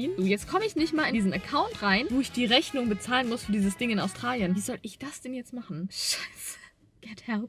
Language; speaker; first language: German; native; German